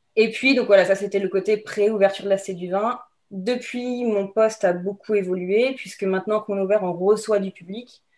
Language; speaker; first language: French; native; French